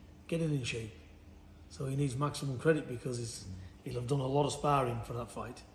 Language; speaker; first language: English; native; English